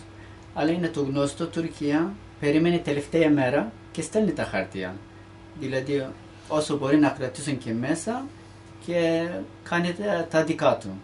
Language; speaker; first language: Greek; non-native, learner; Turkish